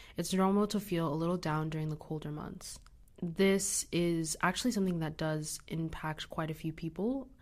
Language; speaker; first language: English; native; English